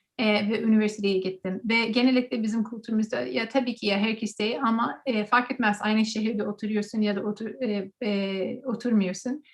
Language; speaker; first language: Turkish; non-native, learner; English